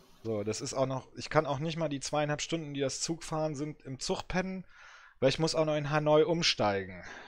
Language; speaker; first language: German; early bilingual, other home language; French